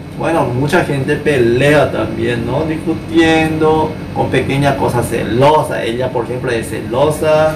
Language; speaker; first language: Spanish; non-native, learner; Korean